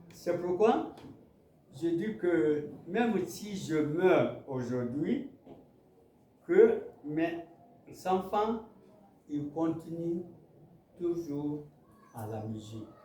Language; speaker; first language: French; non-native, local second language; Mandingo